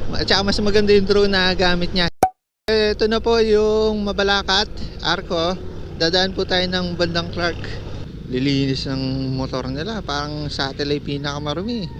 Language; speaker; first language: Filipino; non-native, local second language; Pampanga